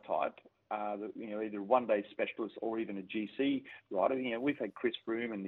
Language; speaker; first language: English; native; English